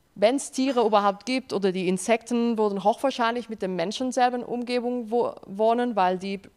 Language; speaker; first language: German; non-native, fluent; Spanish